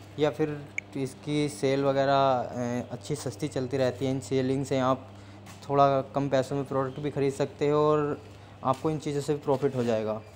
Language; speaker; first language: Hindi; native; Hindi